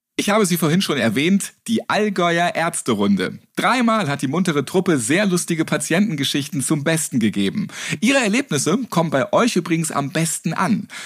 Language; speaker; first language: German; native; German